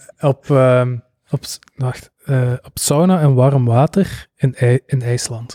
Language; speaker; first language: Dutch; native; Dutch